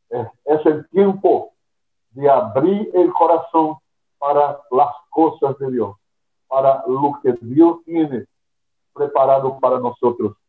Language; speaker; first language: Spanish; non-native, fluent; Portuguese